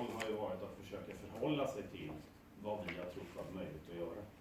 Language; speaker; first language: Swedish; native; Swedish